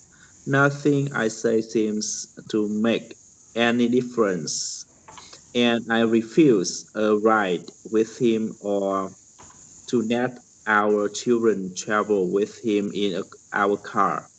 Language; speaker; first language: English; non-native, learner; Vietnamese